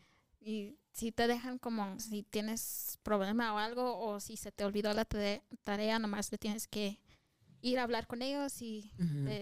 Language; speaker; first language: Spanish; early bilingual, heritage; Spanish